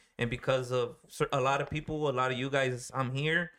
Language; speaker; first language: English; early bilingual, other home language; Spanish